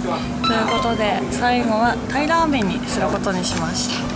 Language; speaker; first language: Japanese; native; Japanese